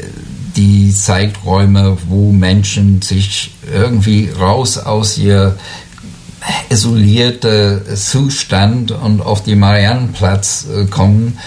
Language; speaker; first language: German; non-native, learner; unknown